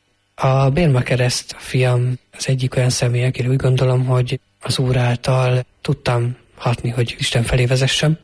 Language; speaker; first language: Hungarian; native; Hungarian